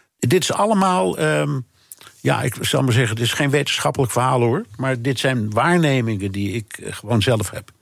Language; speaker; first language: Dutch; native; Dutch